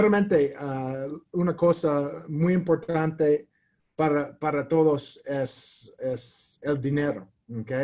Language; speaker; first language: Spanish; non-native, learner; English